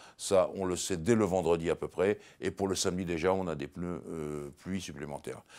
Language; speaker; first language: French; native; French